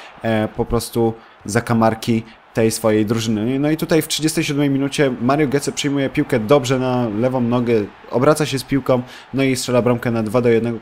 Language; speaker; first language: Polish; native; Polish